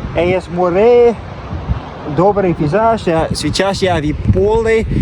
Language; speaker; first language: Russian; non-native, learner; English